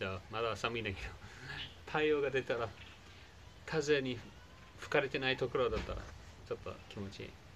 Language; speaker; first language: Japanese; non-native, fluent; English